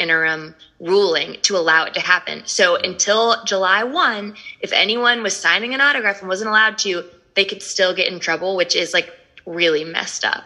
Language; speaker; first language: English; native; English